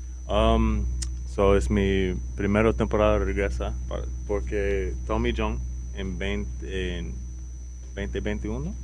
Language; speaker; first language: Spanish; non-native, learner; English